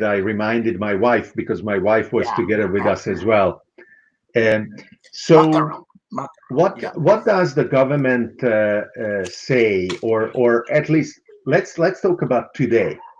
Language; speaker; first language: English; non-native, fluent; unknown